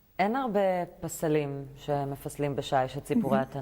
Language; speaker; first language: Hebrew; native; Hebrew